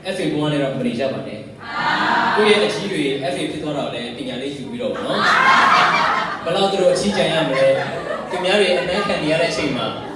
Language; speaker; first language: Burmese; non-native, local second language; Tedim Chin